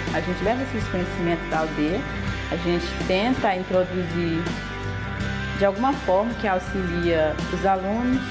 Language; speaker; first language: Portuguese; non-native, local second language; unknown